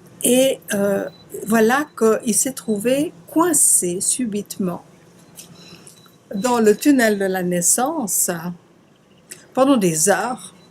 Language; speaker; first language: French; native; French